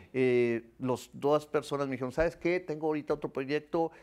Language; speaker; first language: Spanish; native; Spanish